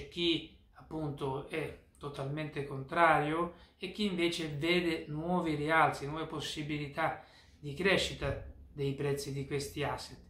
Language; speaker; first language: Italian; native; Italian